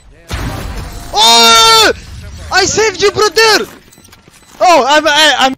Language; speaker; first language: English; non-native, fluent; French